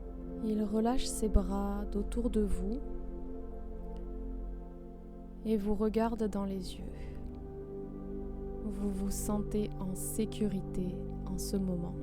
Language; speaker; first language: French; native; French